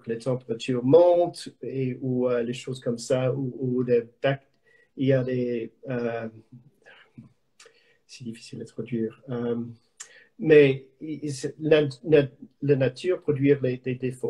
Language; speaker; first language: French; non-native, learner; English